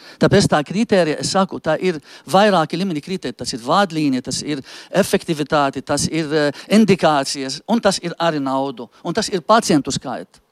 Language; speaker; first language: Latvian; non-native, fluent; Arabic